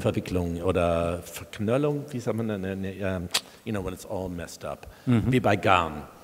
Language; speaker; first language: German; non-native, fluent; English